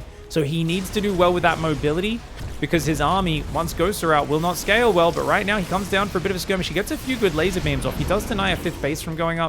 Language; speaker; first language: English; native; English